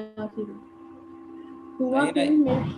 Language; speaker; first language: Arabic; non-native, learner; Urdu